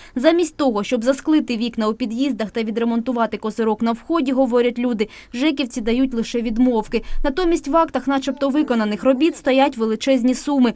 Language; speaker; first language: Ukrainian; native; Ukrainian